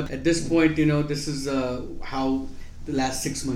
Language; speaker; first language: English; non-native, local second language; Gujarati